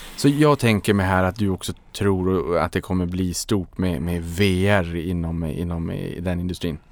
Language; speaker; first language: Swedish; native; Swedish